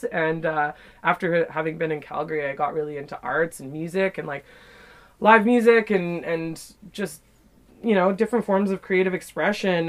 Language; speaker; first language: English; native; English